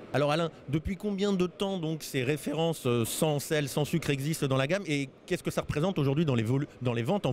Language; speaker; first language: French; native; French